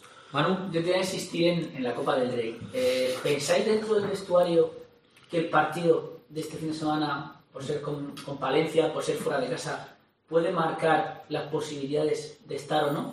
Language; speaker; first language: Spanish; native; Spanish